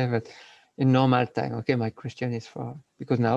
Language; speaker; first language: English; non-native, learner; French